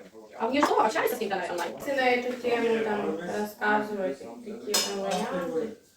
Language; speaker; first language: Russian; native; Russian